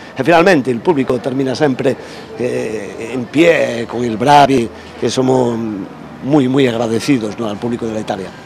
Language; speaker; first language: Italian; non-native, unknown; Spanish